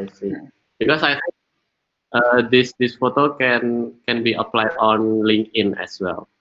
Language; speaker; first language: English; non-native, learner; Indonesian